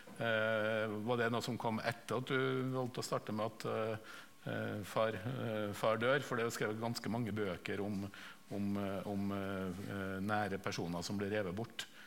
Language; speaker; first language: Norwegian; native; Norwegian